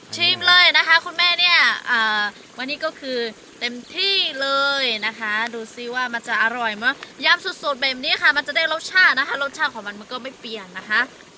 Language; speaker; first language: Thai; non-native, local second language; Lahu